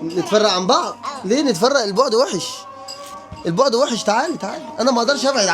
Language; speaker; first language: Arabic; native; Arabic